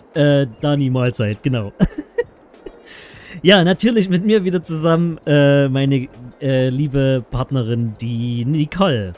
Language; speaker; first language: German; native; German